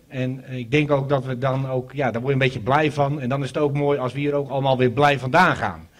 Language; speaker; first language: Dutch; native; Dutch